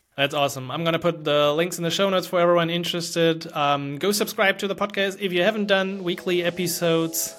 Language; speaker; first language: English; non-native, fluent; German